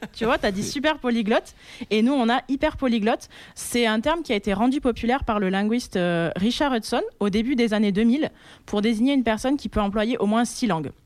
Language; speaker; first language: French; native; French